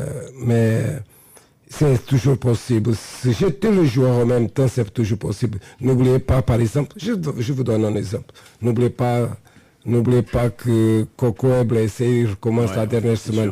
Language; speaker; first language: French; non-native, fluent; Portuguese